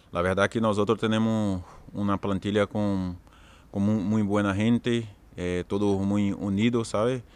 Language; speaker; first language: Portuguese; native; Portuguese